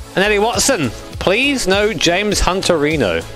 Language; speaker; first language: English; native; English